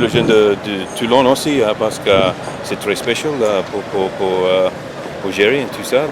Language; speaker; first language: French; non-native, learner; English